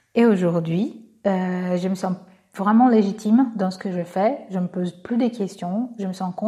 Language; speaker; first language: French; non-native, fluent; Portuguese